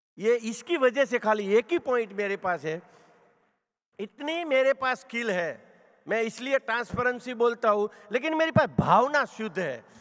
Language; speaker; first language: Hindi; non-native, local second language; Gujarati